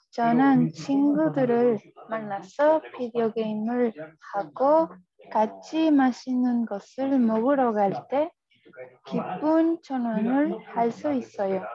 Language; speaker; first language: Korean; non-native, learner; Spanish